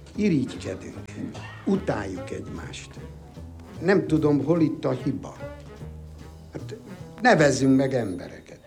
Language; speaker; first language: Hungarian; native; Hungarian